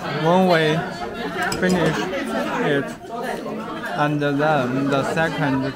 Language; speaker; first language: English; non-native, local second language; Chinese